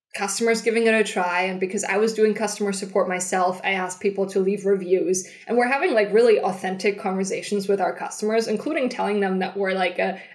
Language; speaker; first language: English; non-native, fluent; German